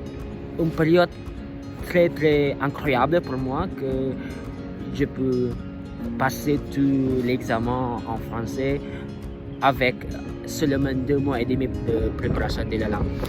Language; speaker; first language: French; non-native, learner; Indonesian